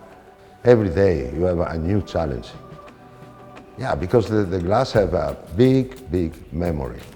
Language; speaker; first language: English; non-native, fluent; Italian